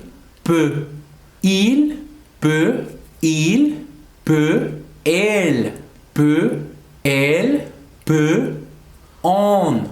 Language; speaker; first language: French; non-native, fluent; Spanish